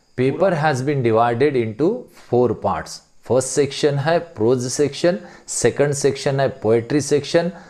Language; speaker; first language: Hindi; non-native, local second language; Marathi